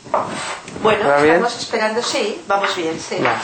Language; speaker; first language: Spanish; native; Spanish